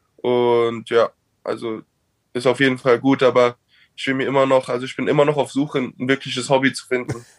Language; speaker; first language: German; native; German